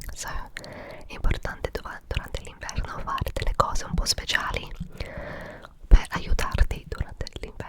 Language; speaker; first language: Italian; early bilingual, heritage; English